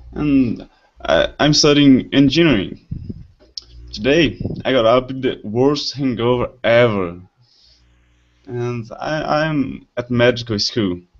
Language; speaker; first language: English; non-native, learner; Portuguese